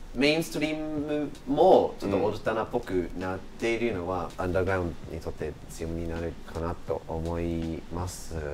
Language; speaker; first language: Japanese; non-native, fluent; English